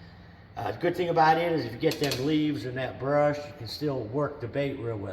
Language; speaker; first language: English; native; English